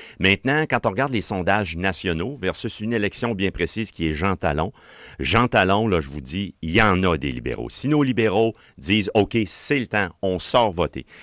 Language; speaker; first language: French; native; French